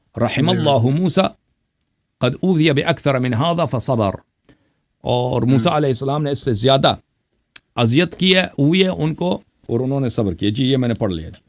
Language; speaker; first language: Urdu; native; Urdu